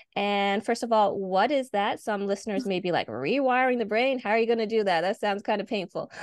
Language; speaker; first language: English; native; English